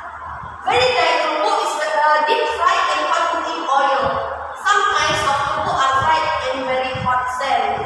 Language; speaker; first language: English; non-native, local second language; Indonesian